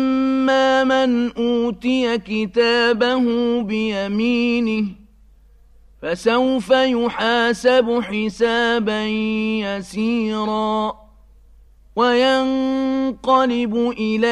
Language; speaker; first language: Arabic; native; Arabic